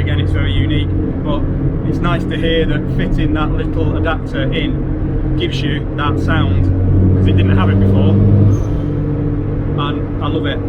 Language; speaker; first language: English; native; English